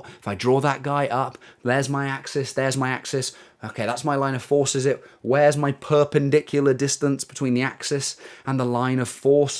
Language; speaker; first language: English; native; English